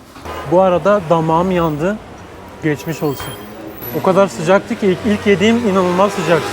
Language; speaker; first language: Turkish; native; Turkish